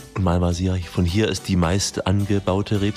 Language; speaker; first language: German; native; German